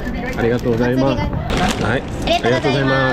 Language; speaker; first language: Japanese; non-native, learner; Korean